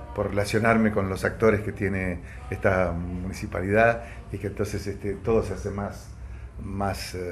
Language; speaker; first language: Spanish; native; Spanish